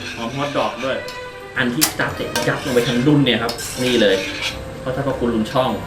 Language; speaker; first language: Thai; native; Thai